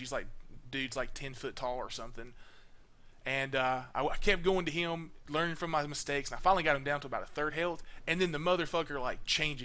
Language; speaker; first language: English; native; English